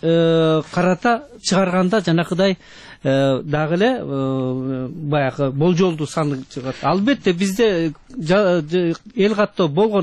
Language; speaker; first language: Kyrgyz; native; Kyrgyz